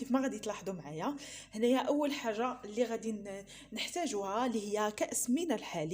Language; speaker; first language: Arabic; native; Arabic